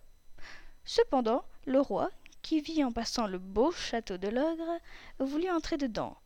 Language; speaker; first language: French; native; French